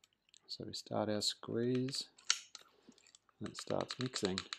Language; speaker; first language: English; native; English